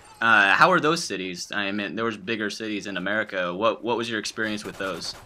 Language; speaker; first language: English; native; English